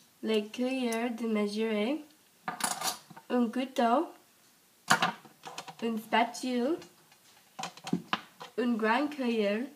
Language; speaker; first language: French; non-native, learner; English